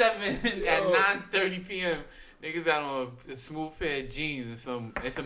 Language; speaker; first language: English; native; English